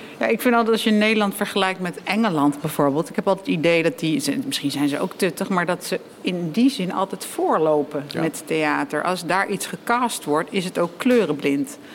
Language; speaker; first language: Dutch; early bilingual, other home language; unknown